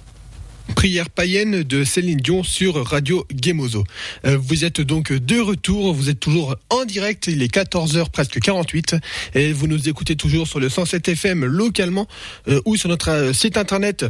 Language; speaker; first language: French; native; French